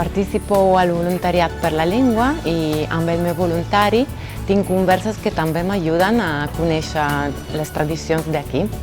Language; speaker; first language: Catalan; non-native, learner; Italian